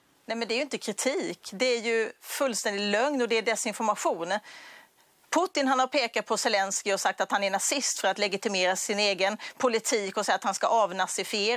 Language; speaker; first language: Swedish; native; Swedish